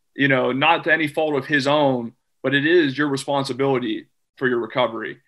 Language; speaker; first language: English; native; English